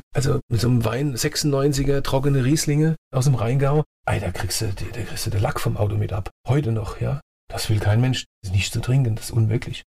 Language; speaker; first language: German; native; German